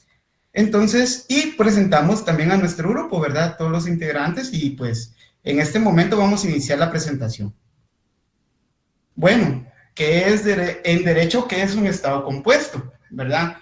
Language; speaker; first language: Spanish; native; Spanish